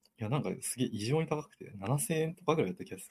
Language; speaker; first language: Japanese; native; Japanese